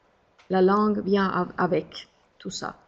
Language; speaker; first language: French; non-native, fluent; Finnish